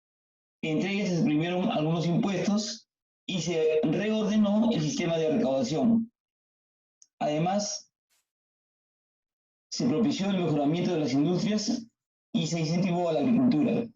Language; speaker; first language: Spanish; native; Spanish